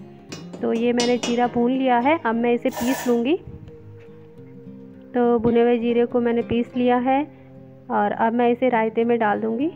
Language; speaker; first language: Hindi; non-native, local second language; Garhwali